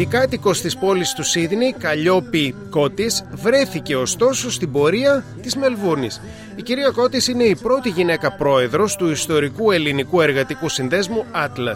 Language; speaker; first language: Greek; native; Greek